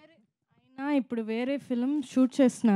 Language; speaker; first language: Telugu; non-native, fluent; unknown